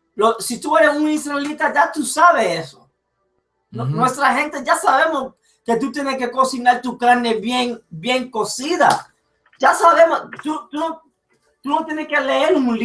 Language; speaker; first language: Spanish; early bilingual, heritage; English